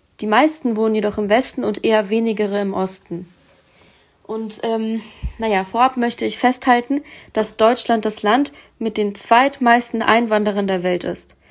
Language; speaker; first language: German; early bilingual, other home language; Russian